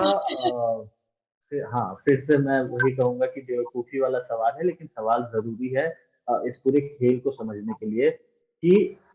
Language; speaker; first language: Hindi; native; Hindi